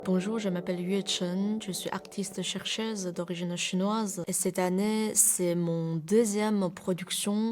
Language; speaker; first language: French; non-native, fluent; Chinese